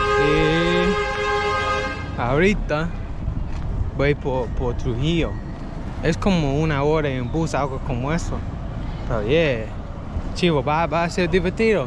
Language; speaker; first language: Spanish; non-native, learner; English